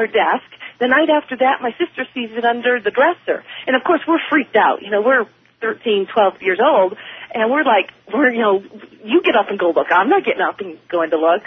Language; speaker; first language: English; native; English